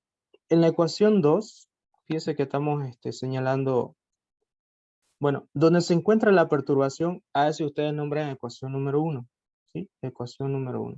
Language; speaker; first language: Spanish; native; Spanish